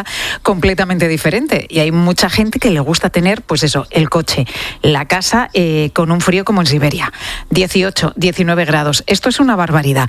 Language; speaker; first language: Spanish; native; Spanish